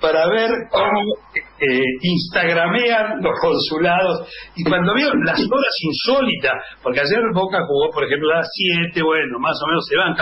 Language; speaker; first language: Spanish; native; Spanish